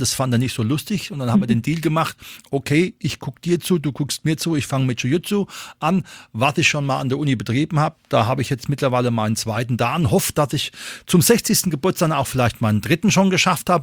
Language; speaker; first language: German; native; German